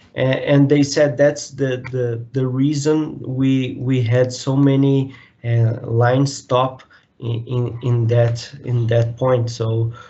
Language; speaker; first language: English; non-native, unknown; Portuguese